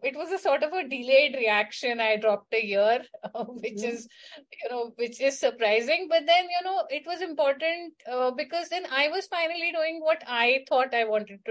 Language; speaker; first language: English; non-native, local second language; Hindi